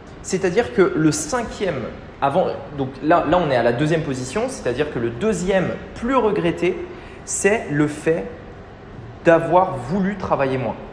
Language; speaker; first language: French; native; French